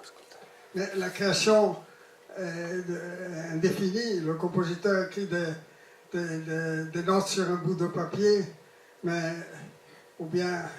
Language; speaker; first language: French; non-native, fluent; Italian